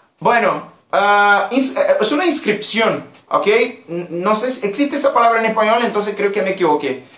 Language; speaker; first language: Spanish; non-native, fluent; Portuguese